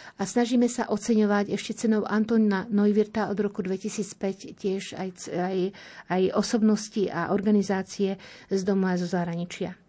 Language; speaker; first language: Slovak; native; Slovak